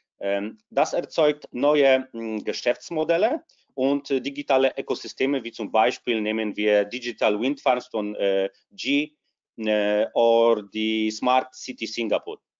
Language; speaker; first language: German; non-native, fluent; Polish